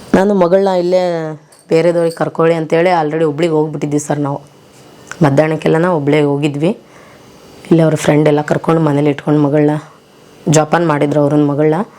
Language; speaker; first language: Kannada; native; Kannada